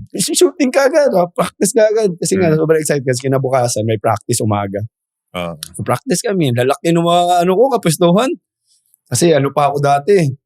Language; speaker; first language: Filipino; non-native, local second language; Cebuano